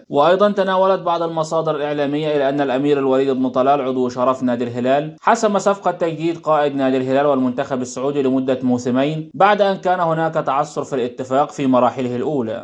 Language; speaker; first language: Arabic; native; Arabic